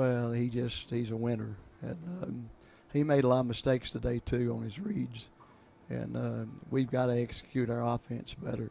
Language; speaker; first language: English; native; English